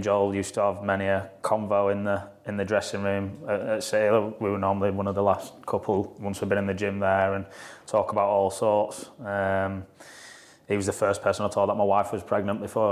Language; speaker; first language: English; native; English